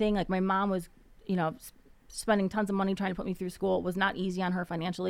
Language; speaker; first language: English; native; English